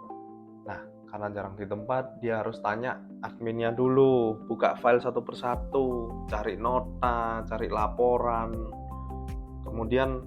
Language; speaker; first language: Indonesian; native; Indonesian